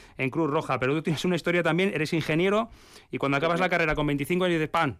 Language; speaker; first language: Spanish; native; Spanish